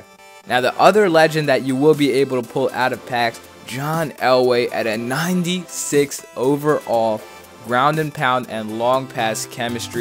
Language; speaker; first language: English; native; English